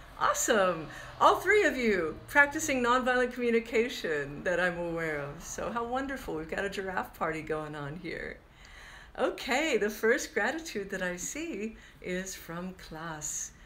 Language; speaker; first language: English; native; English